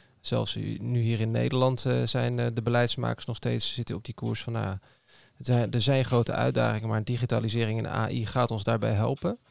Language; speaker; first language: Dutch; native; Dutch